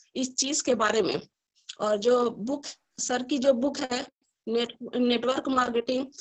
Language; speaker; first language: Hindi; native; Hindi